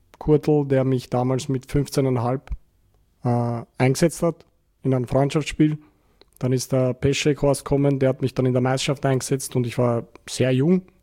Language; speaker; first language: German; native; German